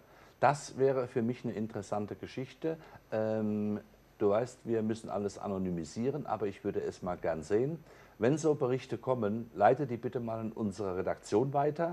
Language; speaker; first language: German; native; German